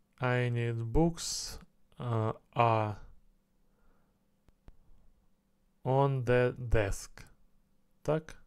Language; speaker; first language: English; non-native, learner; Russian